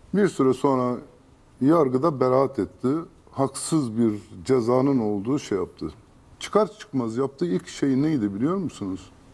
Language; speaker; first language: Turkish; non-native, local second language; Kurdish